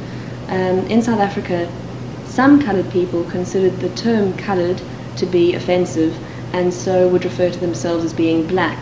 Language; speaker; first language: English; native; English